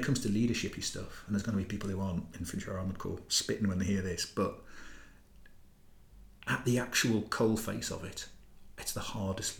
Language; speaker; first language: English; native; English